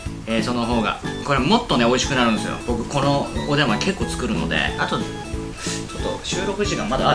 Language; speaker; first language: Japanese; native; Japanese